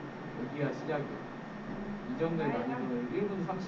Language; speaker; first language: Korean; native; Korean